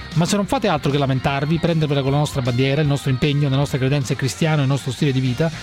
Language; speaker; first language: Italian; native; Italian